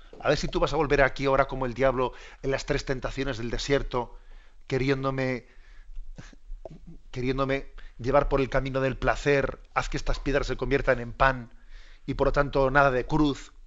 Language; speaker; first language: Spanish; native; Spanish